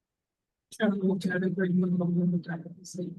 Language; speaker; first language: Hindi; native; Hindi